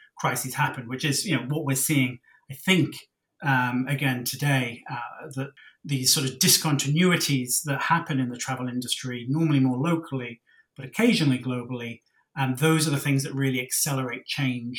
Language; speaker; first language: English; native; English